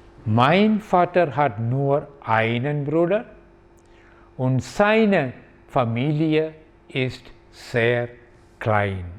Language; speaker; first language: German; non-native, fluent; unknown